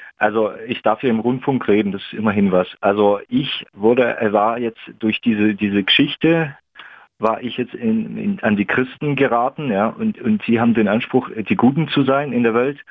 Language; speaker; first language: German; non-native, fluent; Russian